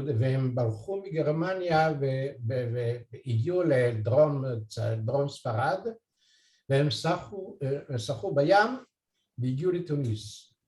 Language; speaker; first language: Hebrew; early bilingual, other home language; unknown